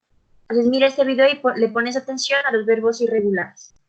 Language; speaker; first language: Spanish; native; Spanish